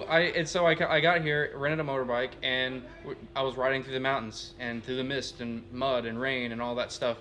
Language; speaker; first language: English; native; English